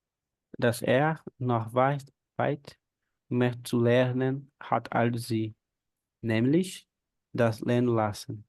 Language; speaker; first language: German; non-native, learner; Portuguese